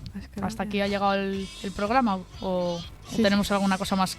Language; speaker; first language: Spanish; native; Spanish